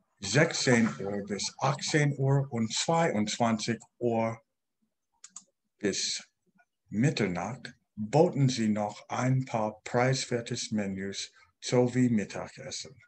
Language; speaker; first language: German; non-native, learner; English